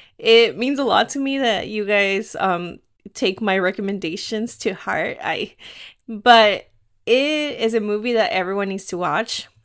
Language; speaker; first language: English; early bilingual, other home language; Spanish